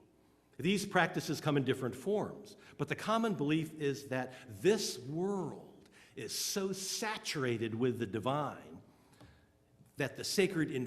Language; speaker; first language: English; native; English